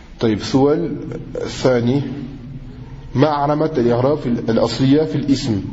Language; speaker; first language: Arabic; non-native, fluent; French